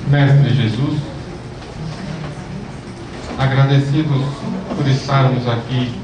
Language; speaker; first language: Portuguese; native; Portuguese